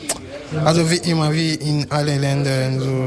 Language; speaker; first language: German; non-native, learner; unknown